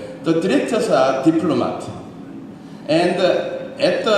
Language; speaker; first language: English; non-native, learner; Korean